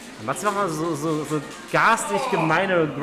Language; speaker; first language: German; native; German